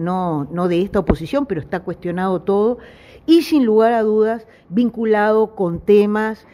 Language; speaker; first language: Spanish; native; Spanish